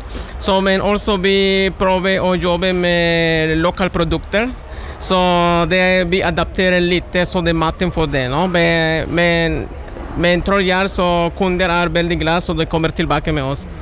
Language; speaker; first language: Norwegian; non-native, learner; Spanish